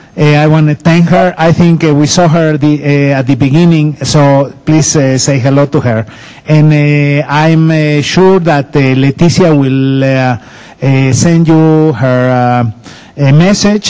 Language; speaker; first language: English; non-native, fluent; Spanish